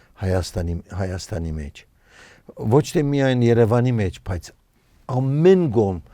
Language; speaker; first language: Armenian; early bilingual, heritage; Armenian